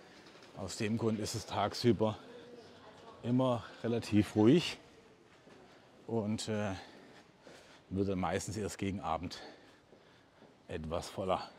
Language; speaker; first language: German; native; German